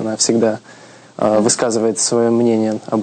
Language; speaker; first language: Russian; early bilingual, heritage; Russian